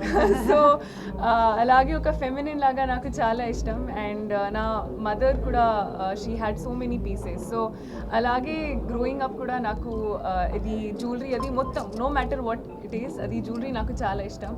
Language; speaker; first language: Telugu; non-native, learner; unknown